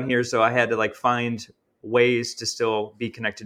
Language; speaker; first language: English; native; English